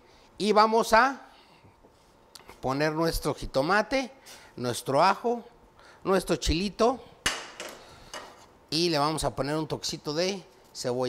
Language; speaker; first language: Spanish; native; Spanish